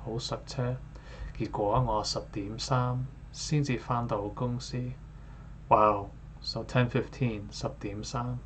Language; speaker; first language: Cantonese; non-native, learner; English